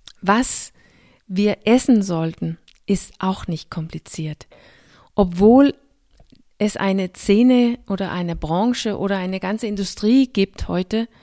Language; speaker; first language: German; non-native, fluent; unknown